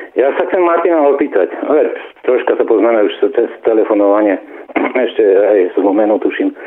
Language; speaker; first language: Slovak; native; Slovak